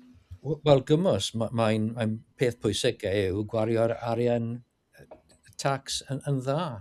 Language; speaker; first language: Welsh; non-native, learner; English